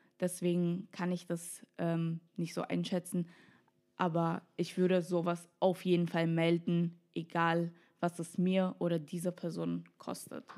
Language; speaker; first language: German; non-native, fluent; Russian